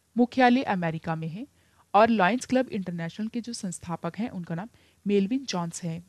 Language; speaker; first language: Hindi; native; Hindi